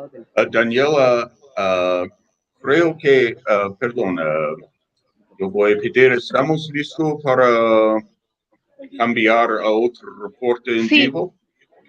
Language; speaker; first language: Spanish; non-native, fluent; English